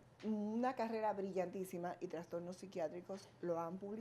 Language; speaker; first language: Spanish; native; Spanish